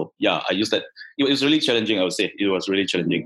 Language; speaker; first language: English; non-native, local second language; Chinese